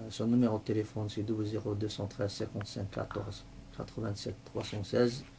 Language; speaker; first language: French; non-native, local second language; Arabic